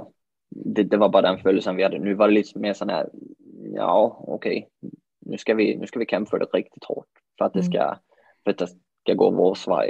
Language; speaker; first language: Swedish; native; Swedish